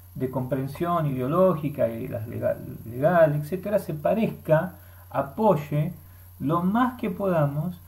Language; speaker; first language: Spanish; early bilingual, heritage; Spanish